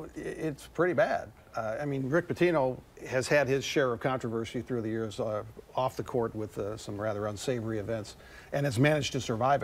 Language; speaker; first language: English; native; English